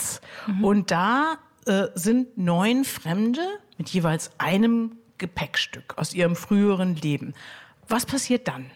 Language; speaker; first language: German; native; German